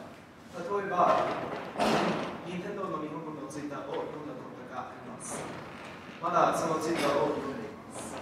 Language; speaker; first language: Japanese; non-native, learner; English